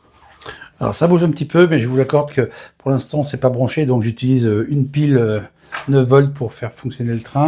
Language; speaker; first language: French; native; French